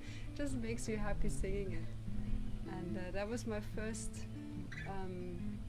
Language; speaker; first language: English; non-native, fluent; German